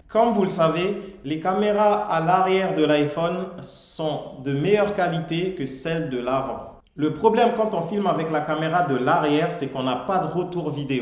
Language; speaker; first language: French; native; French